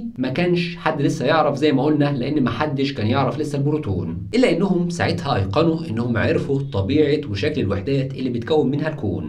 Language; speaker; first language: Arabic; native; Arabic